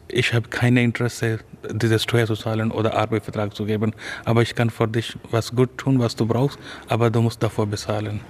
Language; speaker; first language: German; non-native, fluent; Urdu